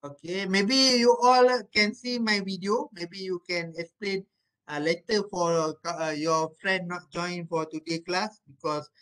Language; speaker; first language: English; non-native, local second language; Malay